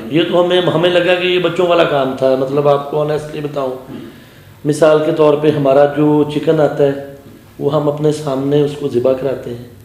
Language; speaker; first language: Urdu; non-native, local second language; Punjabi